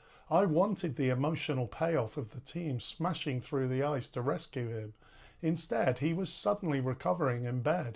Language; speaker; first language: English; native; English